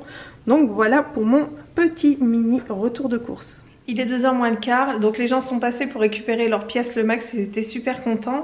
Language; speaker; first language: French; native; French